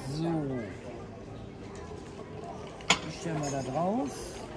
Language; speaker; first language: German; native; German